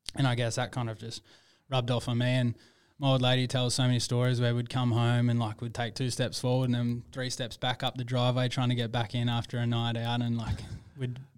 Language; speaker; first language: English; native; English